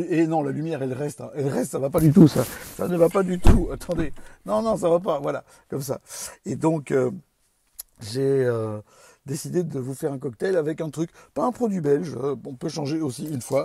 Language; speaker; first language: French; native; French